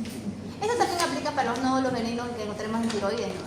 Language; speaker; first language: Spanish; native; Spanish